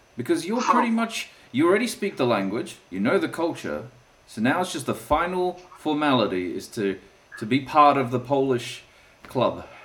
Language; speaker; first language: English; native; English